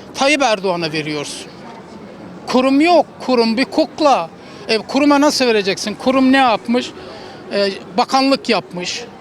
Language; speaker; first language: Turkish; native; Turkish